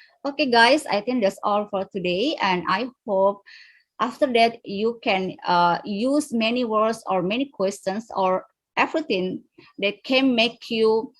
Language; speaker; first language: English; non-native, fluent; Indonesian